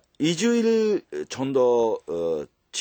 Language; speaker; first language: Korean; non-native, fluent; Japanese